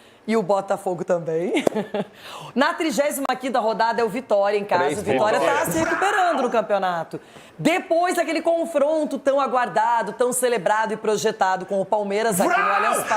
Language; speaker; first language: Portuguese; native; Portuguese